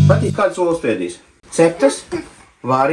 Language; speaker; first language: Latvian; native; Latvian